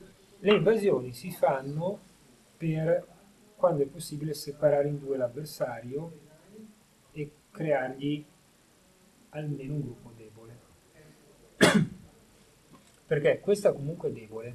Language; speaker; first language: Italian; native; Italian